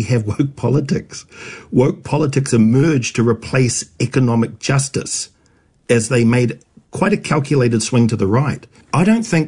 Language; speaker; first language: English; native; English